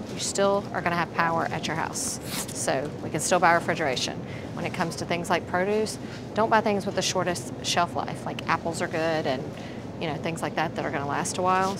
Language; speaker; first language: English; native; English